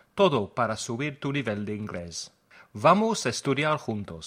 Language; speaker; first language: Spanish; non-native, fluent; English